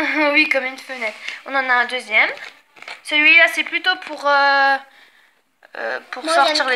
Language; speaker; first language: French; native; French